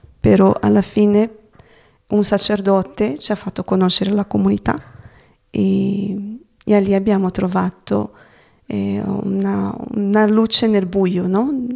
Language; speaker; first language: Italian; non-native, fluent; Portuguese